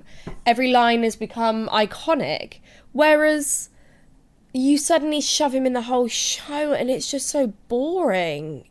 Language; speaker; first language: English; native; English